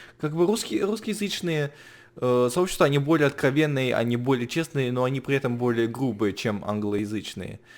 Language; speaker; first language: Russian; native; Russian